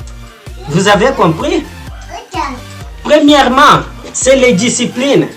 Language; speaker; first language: French; non-native, fluent; Portuguese